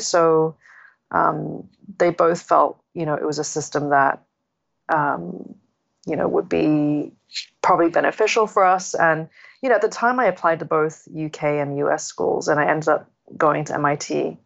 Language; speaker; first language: English; non-native, local second language; Cantonese